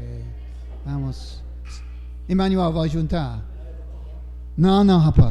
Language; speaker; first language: Portuguese; non-native, fluent; English